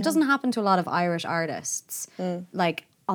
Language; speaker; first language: English; native; English